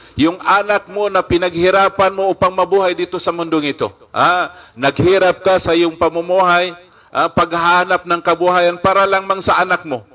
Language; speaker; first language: Filipino; non-native, local second language; Maguindanaon